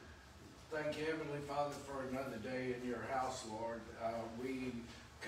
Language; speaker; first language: English; native; English